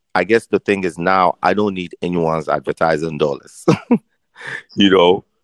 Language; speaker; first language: English; non-native, local second language; Akan